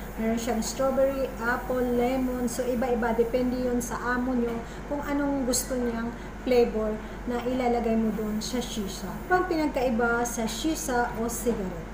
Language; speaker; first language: Filipino; non-native, local second language; Cebuano